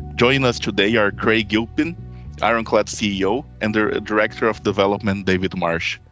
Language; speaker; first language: English; non-native, fluent; Portuguese